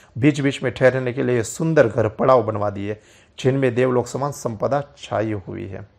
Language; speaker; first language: Hindi; non-native, local second language; Gujarati